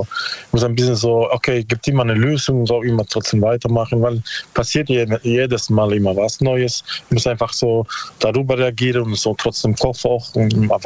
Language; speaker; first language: German; non-native, learner; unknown